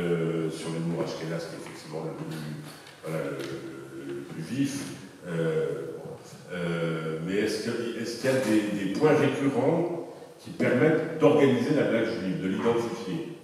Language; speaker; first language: French; native; French